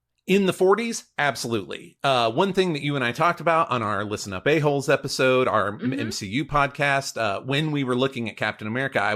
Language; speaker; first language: English; native; English